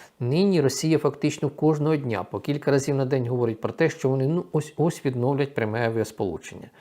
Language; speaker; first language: Ukrainian; native; Ukrainian